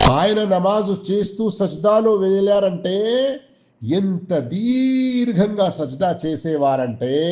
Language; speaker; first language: Telugu; non-native, local second language; Urdu